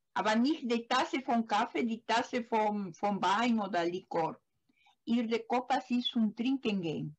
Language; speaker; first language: German; non-native, learner; Spanish